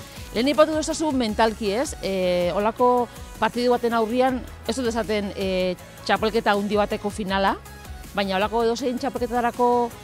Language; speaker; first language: Basque; native; Basque